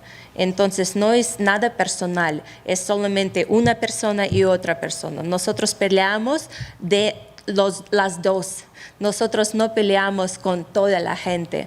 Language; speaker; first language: Spanish; non-native, fluent; Russian